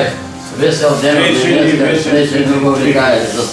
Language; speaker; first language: Macedonian; native; Macedonian